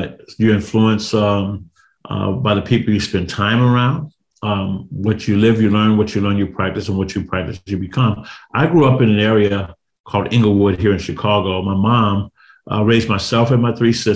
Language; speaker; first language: English; native; English